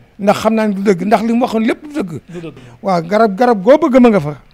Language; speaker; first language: Wolof; native; Wolof